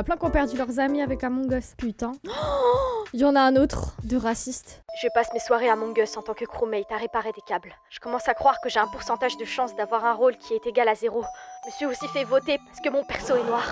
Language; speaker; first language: French; native; French